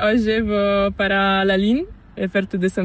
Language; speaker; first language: Spanish; non-native, learner; Italian